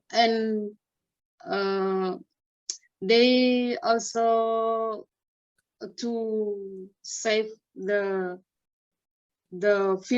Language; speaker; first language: English; non-native, learner; Indonesian